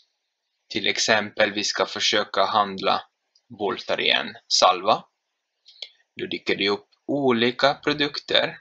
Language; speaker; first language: Swedish; non-native, fluent; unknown